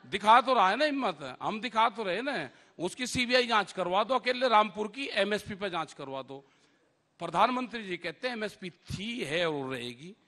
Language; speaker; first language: Hindi; native; Hindi